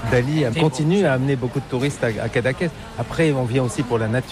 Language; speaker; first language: French; native; French